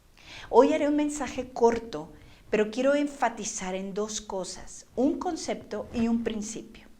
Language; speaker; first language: Spanish; native; Spanish